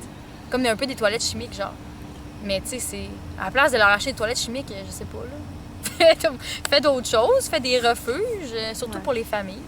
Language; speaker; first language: French; native; French